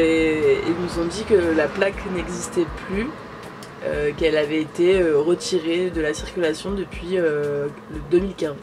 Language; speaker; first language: French; native; French